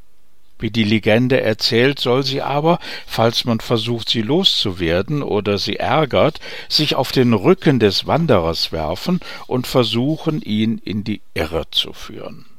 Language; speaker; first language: German; native; German